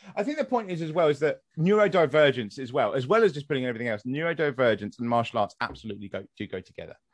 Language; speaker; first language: English; native; English